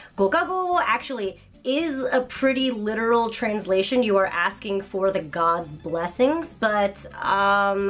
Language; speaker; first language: English; early bilingual, other home language; Japanese